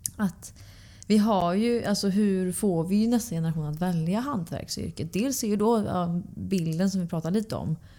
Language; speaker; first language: Swedish; native; Swedish